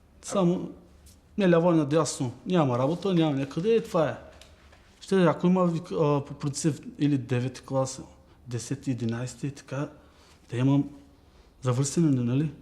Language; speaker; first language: Bulgarian; non-native, local second language; Turkish